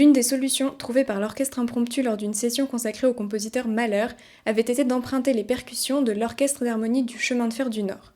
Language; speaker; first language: French; native; French